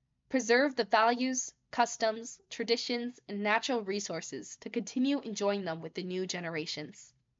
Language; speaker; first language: English; native; English